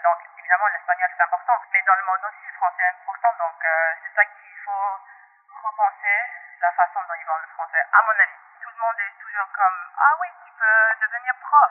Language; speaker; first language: French; non-native, local second language; English